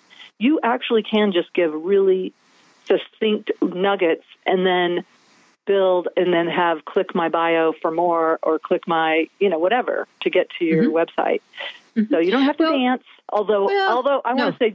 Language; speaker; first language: English; native; English